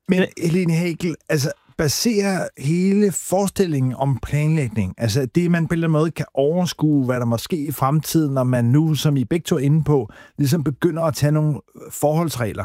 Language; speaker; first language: Danish; native; Danish